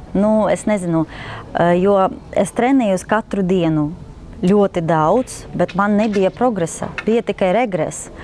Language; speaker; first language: Latvian; non-native, local second language; Russian